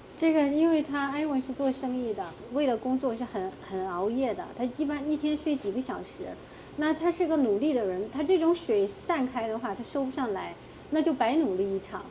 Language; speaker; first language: Chinese; native; Chinese